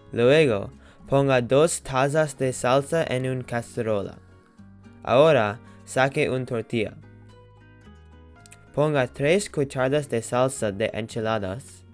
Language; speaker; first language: Spanish; non-native, learner; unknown